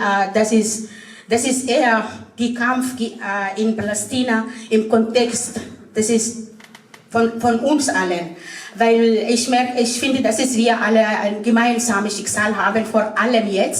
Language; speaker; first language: German; non-native, fluent; Arabic